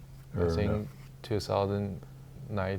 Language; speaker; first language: English; non-native, learner; Chinese